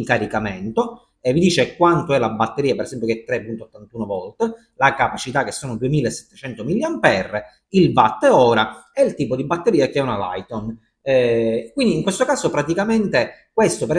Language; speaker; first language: Italian; native; Italian